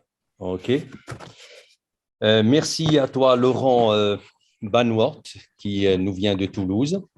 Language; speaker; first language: French; non-native, local second language; Arabic